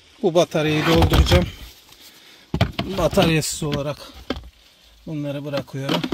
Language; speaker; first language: Turkish; native; Turkish